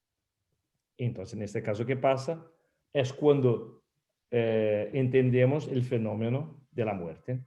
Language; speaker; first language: Spanish; non-native, fluent; Portuguese